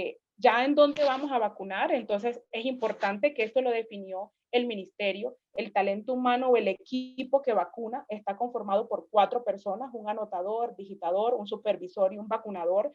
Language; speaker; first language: Spanish; native; Spanish